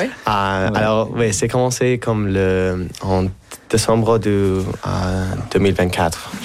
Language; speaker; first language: French; non-native, fluent; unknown